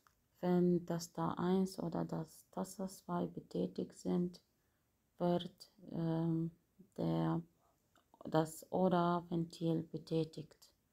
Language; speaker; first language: German; non-native, fluent; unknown